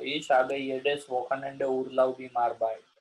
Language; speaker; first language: German; non-native, learner; Gujarati